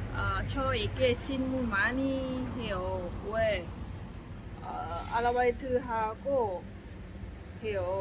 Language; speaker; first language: Korean; non-native, learner; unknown